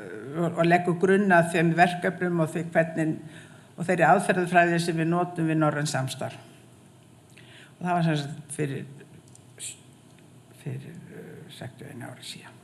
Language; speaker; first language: Icelandic; native; Icelandic